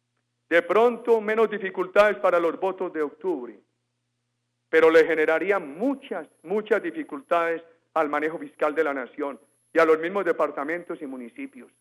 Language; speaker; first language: Spanish; native; Spanish